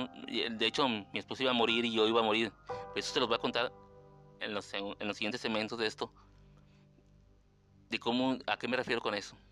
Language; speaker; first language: Spanish; native; Spanish